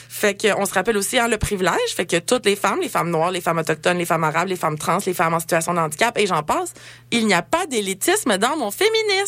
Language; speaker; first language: French; native; French